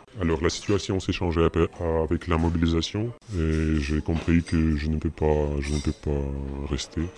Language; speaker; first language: French; non-native, fluent; Russian